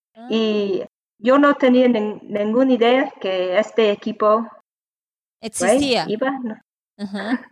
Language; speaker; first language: Spanish; non-native, learner; English